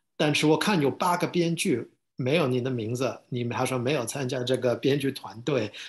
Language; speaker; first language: Chinese; non-native, fluent; English